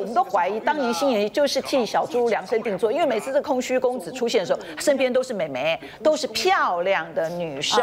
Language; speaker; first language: Chinese; native; Chinese